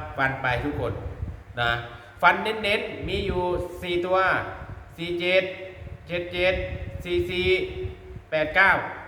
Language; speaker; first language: Thai; non-native, local second language; Northeastern Thai